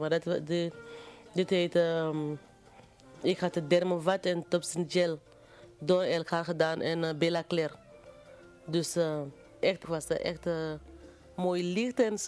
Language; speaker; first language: Dutch; non-native, fluent; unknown